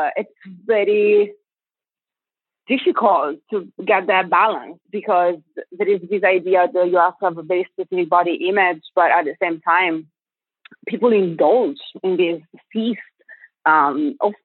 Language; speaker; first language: English; non-native, fluent; Italian